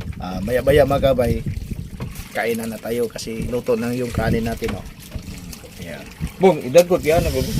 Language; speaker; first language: Filipino; non-native, local second language; Cebuano